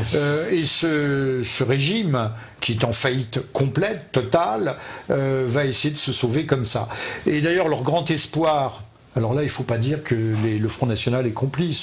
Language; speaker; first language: French; native; French